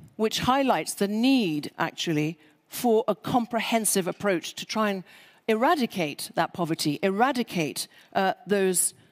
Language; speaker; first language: English; native; English